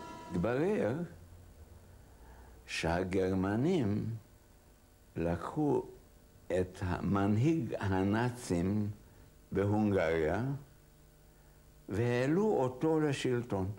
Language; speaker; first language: Hebrew; non-native, fluent; Hungarian